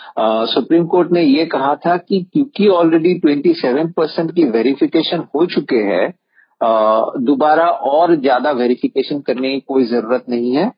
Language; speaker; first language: Hindi; non-native, local second language; Assamese